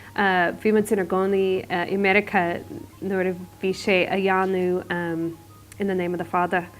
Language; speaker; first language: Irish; non-native, learner; English